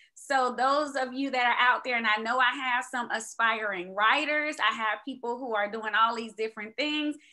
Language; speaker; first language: English; native; English